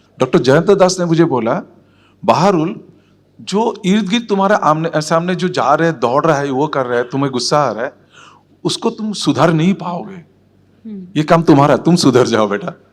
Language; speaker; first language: Hindi; non-native, local second language; Assamese